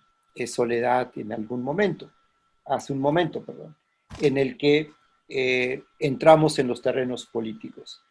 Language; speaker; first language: Spanish; native; Spanish